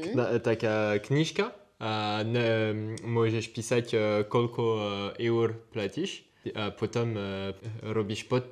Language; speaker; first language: Slovak; non-native, learner; French